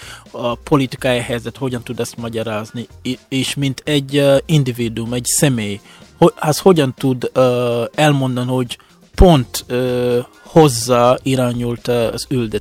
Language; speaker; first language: Hungarian; non-native, fluent; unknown